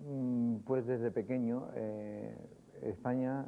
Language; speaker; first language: Spanish; native; Spanish